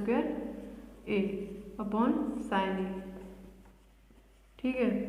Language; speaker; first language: Hindi; native; Hindi